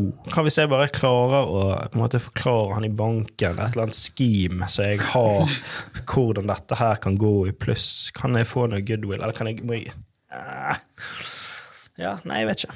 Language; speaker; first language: Norwegian; native; Norwegian